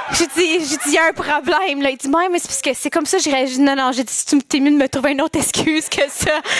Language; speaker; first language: French; native; French